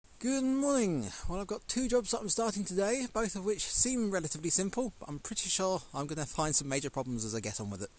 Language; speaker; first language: English; native; English